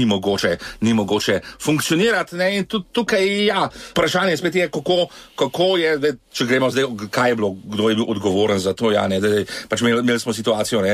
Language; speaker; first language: Slovenian; native; Slovenian